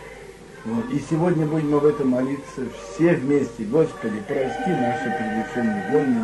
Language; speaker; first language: Russian; native; Russian